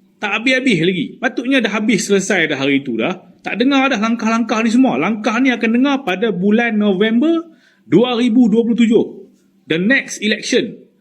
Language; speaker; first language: Malay; native; Malay